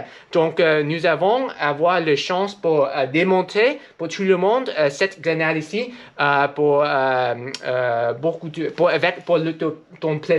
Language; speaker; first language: French; non-native, learner; English